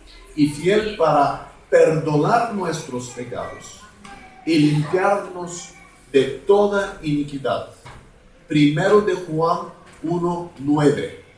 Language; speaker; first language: Spanish; non-native, fluent; Bulgarian